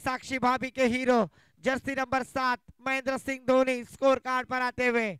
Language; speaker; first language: Hindi; non-native, local second language; Marathi